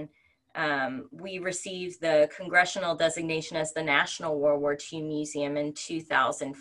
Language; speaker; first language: English; native; English